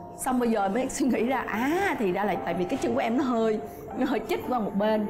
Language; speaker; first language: Vietnamese; native; Vietnamese